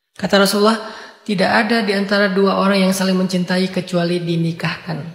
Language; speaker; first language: Indonesian; native; Indonesian